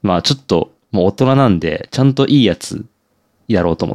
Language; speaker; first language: Japanese; native; Japanese